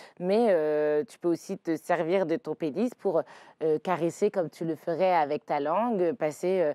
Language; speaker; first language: French; native; French